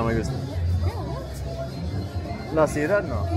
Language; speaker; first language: Spanish; non-native, fluent; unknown